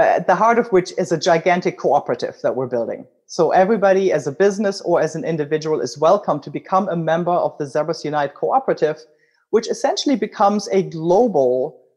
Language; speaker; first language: English; non-native, fluent; German